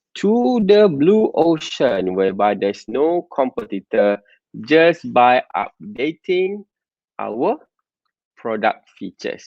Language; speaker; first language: English; non-native, local second language; Malay